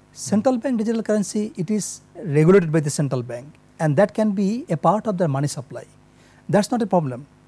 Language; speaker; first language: English; non-native, local second language; Bangla